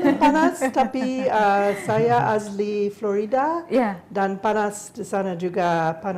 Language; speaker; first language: Indonesian; non-native, learner; English